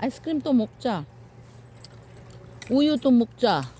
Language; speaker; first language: Korean; non-native, learner; Filipino